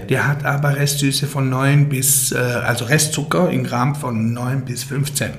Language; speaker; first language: German; native; German